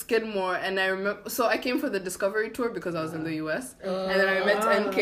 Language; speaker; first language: English; non-native, local second language; Kinyarwanda